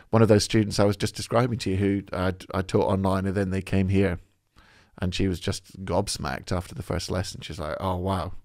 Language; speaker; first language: English; native; English